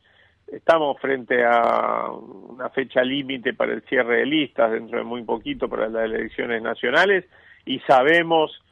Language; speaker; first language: Spanish; native; Spanish